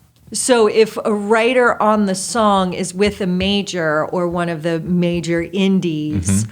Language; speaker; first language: English; native; English